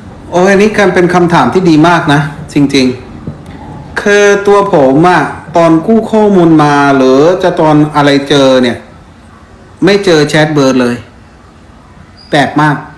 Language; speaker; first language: Thai; non-native, fluent; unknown